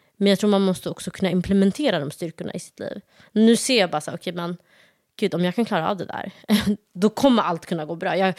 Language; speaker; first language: Swedish; early bilingual, other home language; Somali